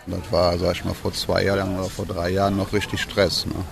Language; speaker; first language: German; native; German